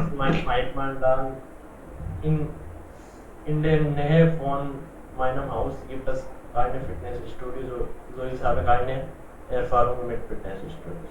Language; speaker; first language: German; non-native, learner; Punjabi